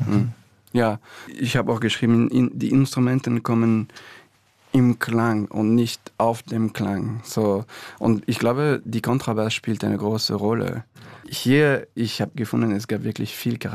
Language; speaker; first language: German; non-native, learner; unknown